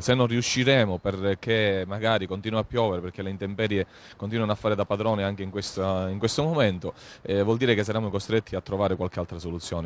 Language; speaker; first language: Italian; native; Italian